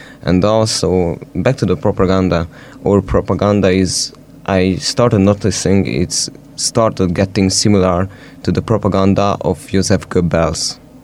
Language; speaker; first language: English; non-native, fluent; Hungarian